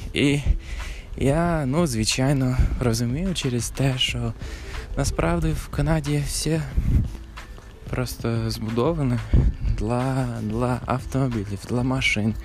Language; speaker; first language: Ukrainian; non-native, fluent; English